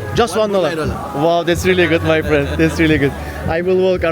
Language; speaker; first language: English; non-native, learner; Turkish